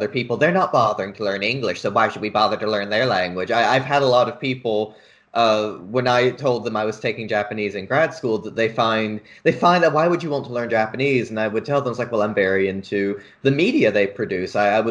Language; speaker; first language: English; native; English